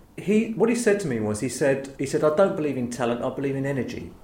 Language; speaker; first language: English; native; English